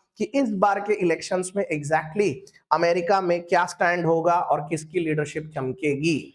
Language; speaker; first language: Hindi; non-native, local second language; Marathi